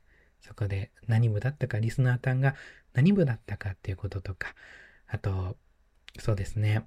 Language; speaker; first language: Japanese; native; Japanese